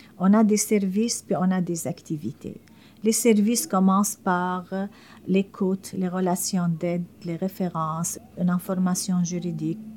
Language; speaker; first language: French; non-native, fluent; Arabic